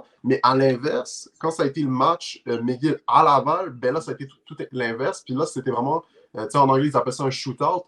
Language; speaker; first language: French; native; French